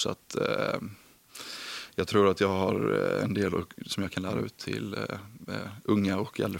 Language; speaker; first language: Swedish; native; Swedish